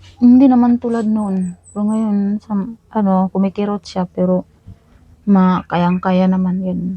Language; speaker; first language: Filipino; non-native, local second language; Cebuano